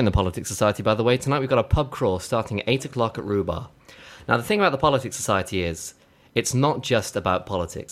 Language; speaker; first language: English; native; English